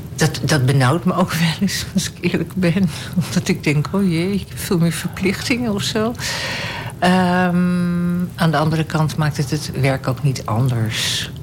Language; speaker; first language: Dutch; native; Dutch